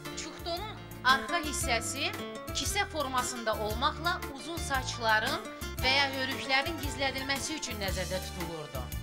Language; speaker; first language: Azerbaijani; non-native, local second language; Avaric